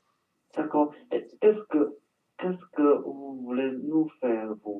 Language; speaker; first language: French; non-native, learner; Chinese